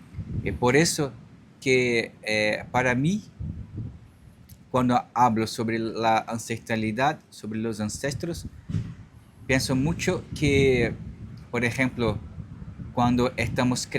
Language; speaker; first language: Spanish; non-native, learner; Portuguese